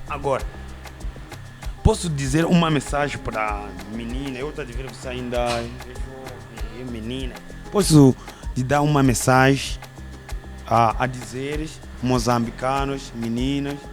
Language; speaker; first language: Portuguese; non-native, learner; Kinyarwanda